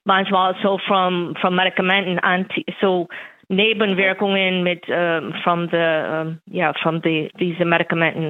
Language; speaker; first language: German; non-native, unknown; English